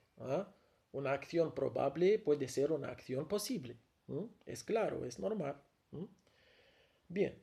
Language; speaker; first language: Spanish; non-native, fluent; Arabic